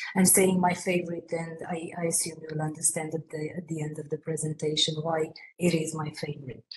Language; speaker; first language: English; non-native, fluent; Romanian